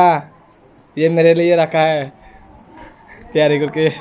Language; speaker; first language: Hindi; non-native, local second language; Chakma